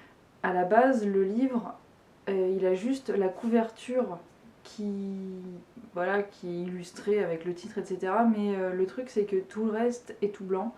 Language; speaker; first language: French; native; French